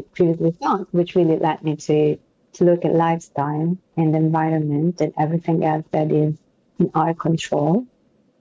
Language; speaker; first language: English; non-native, fluent; Italian